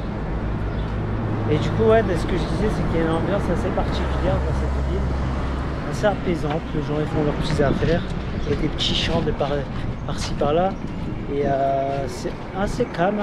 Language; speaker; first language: French; native; French